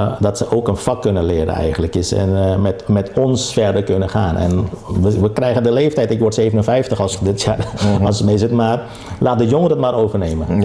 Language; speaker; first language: Dutch; early bilingual, other home language; Caribbean Hindustani